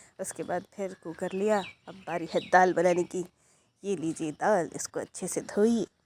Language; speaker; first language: Hindi; native; Hindi